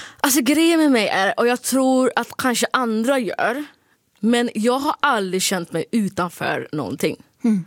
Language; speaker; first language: Swedish; early bilingual, other home language; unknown